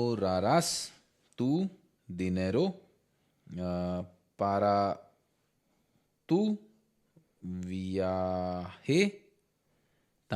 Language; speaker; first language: Spanish; non-native, learner; Hindi